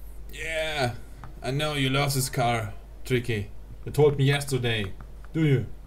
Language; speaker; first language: English; non-native, fluent; German